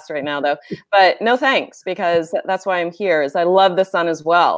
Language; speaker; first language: English; native; English